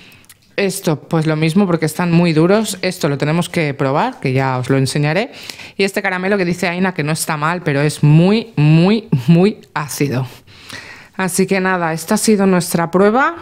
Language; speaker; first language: Spanish; native; Spanish